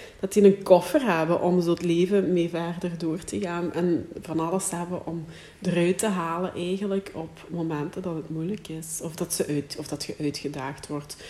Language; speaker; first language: Dutch; native; Dutch